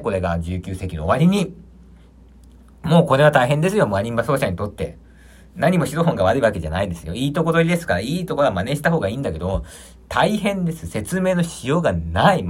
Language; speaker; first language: Japanese; native; Japanese